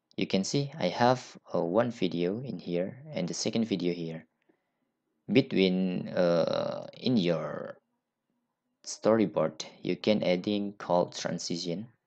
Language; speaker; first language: English; non-native, learner; Indonesian